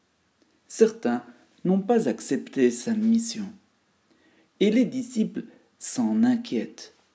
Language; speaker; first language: French; native; French